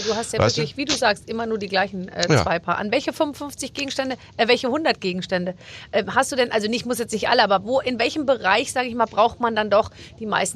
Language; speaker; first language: German; native; German